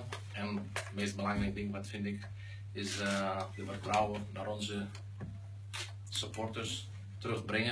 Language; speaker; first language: Dutch; non-native, learner; Greek